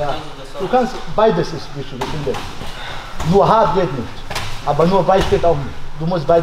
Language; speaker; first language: German; non-native, fluent; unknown